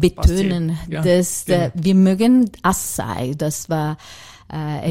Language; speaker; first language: German; non-native, learner; Italian